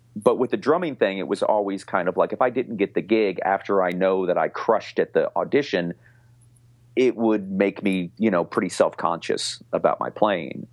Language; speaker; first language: English; native; English